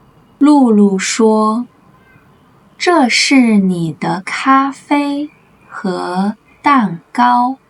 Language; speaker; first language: Chinese; native; Chinese